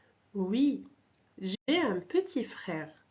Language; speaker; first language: French; non-native, local second language; Arabic